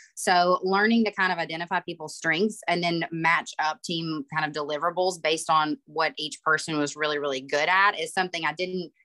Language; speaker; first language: English; native; English